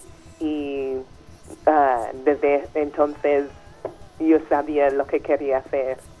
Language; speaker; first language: Spanish; non-native, fluent; English